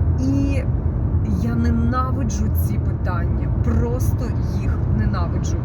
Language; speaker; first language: Ukrainian; non-native, local second language; Russian